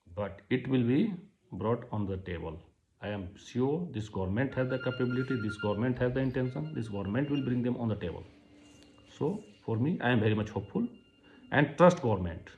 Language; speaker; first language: English; non-native, local second language; Hindi